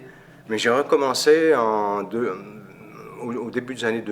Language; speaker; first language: French; non-native, fluent; English